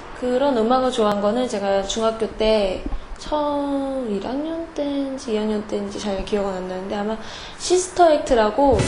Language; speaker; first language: Korean; native; Korean